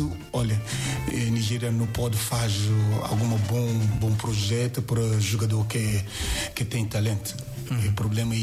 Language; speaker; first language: Portuguese; non-native, learner; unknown